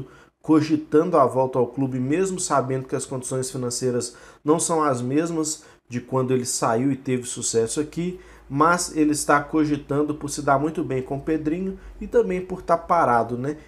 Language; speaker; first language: Portuguese; native; Portuguese